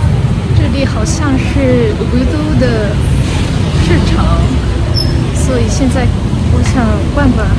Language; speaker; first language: Chinese; non-native, learner; Japanese